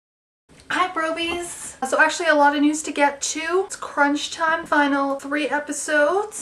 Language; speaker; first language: English; native; English